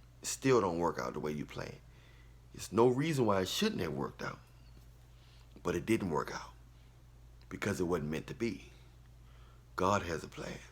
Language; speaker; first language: English; native; English